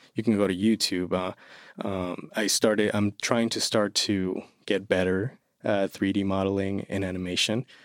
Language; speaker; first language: English; non-native, fluent; Spanish